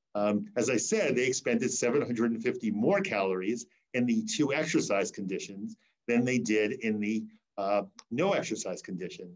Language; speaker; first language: English; native; English